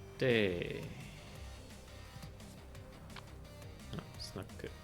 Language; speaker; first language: Japanese; non-native, learner; English